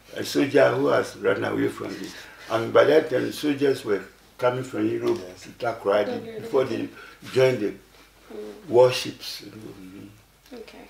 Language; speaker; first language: English; non-native, local second language; Ewe